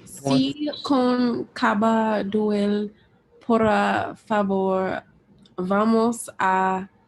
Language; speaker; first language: Spanish; non-native, learner; English